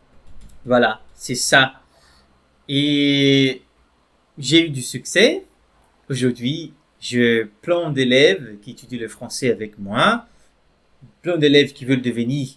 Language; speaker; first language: French; non-native, fluent; Portuguese